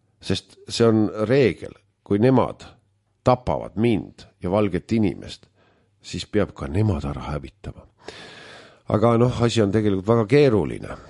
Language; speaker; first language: Estonian; native; Estonian